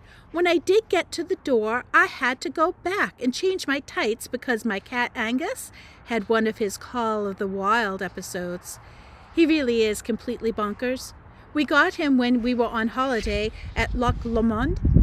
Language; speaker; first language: English; native; English